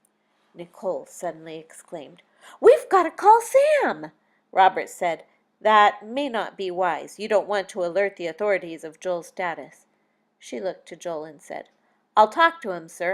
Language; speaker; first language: English; native; English